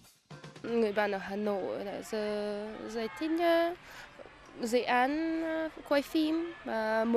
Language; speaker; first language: Vietnamese; non-native, fluent; Russian